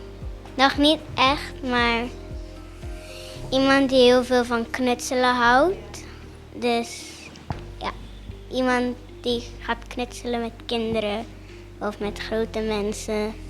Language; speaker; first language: Dutch; non-native, local second language; Papiamento